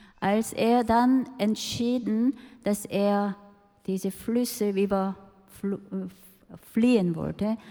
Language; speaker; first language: German; non-native, fluent; Korean